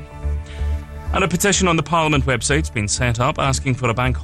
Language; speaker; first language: English; native; English